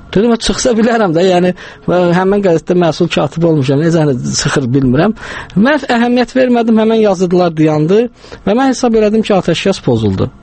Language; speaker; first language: Azerbaijani; non-native, local second language; Talysh